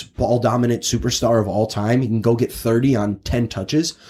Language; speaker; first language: English; native; English